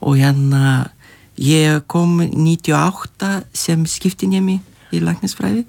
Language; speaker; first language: Icelandic; non-native, fluent; Lithuanian